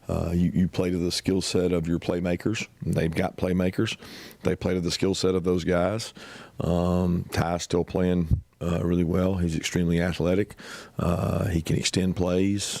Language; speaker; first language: English; native; English